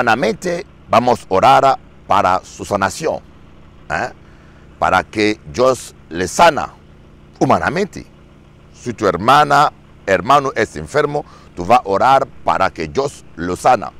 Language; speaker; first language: Spanish; non-native, learner; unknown